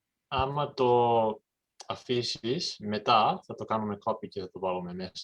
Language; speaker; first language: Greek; early bilingual, heritage; English